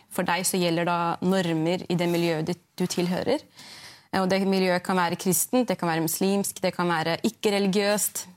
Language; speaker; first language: Norwegian; early bilingual, other home language; Arabic